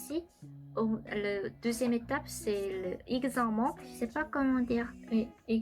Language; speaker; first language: French; non-native, learner; Korean